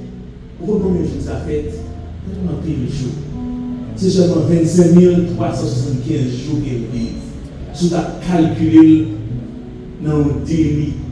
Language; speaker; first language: French; non-native, local second language; Haitian Creole